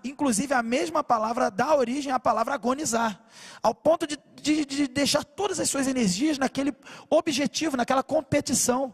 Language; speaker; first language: Portuguese; native; Portuguese